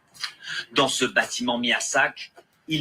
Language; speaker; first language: French; native; French